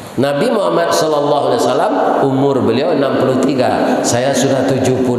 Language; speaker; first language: Malay; non-native, local second language; Minangkabau